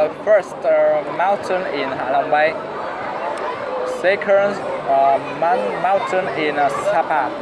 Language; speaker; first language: English; non-native, learner; Vietnamese